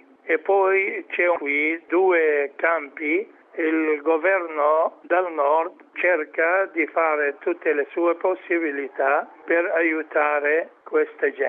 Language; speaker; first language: Italian; non-native, fluent; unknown